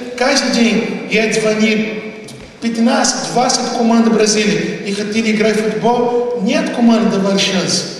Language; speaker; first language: Russian; non-native, learner; Portuguese